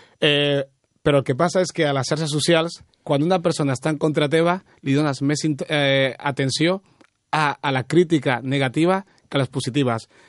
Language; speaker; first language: Catalan; early bilingual, other home language; Spanish